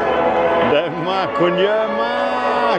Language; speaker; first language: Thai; non-native, learner; Norwegian